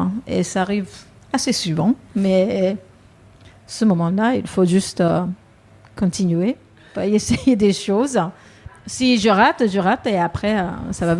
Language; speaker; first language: French; non-native, fluent; Japanese